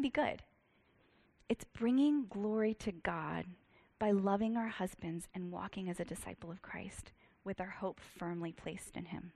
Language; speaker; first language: English; native; English